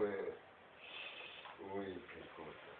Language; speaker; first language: Spanish; native; Spanish